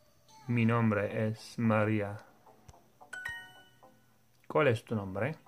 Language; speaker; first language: Spanish; non-native, learner; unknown